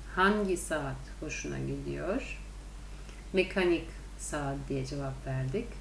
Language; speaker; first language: Turkish; non-native, fluent; Russian